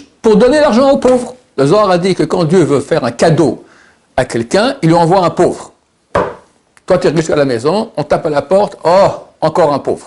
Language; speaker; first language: French; native; French